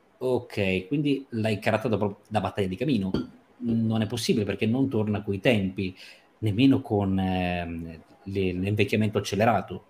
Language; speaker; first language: Italian; native; Italian